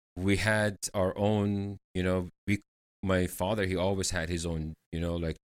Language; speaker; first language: English; non-native, fluent; Persian